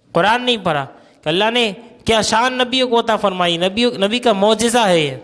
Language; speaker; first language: Urdu; non-native, local second language; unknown